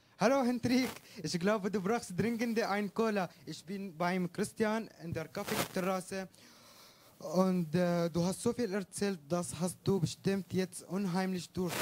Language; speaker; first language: German; non-native, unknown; Arabic